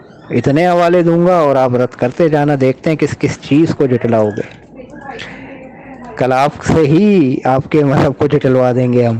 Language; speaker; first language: Urdu; native; Urdu